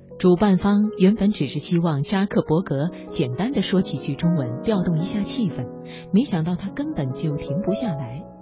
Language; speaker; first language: Chinese; native; Chinese